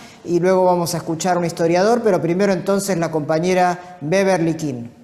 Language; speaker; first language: Spanish; native; Spanish